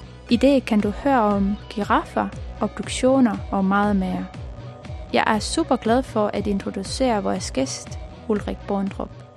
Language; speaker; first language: Danish; non-native, fluent; Estonian